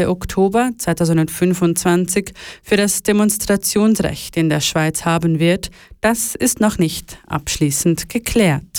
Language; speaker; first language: German; native; German